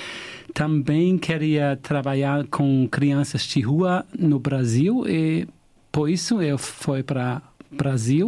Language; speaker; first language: Portuguese; non-native, fluent; German